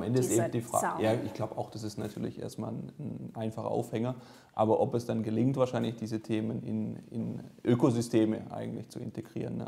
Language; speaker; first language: German; native; German